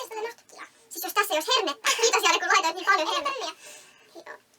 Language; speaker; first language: Finnish; native; Finnish